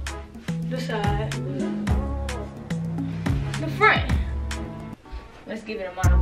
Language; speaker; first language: English; native; English